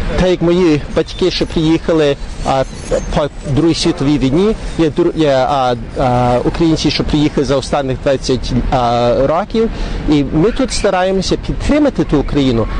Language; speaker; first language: Ukrainian; early bilingual, heritage; Ukrainian